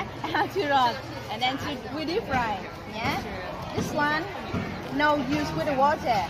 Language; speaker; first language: English; non-native, learner; Vietnamese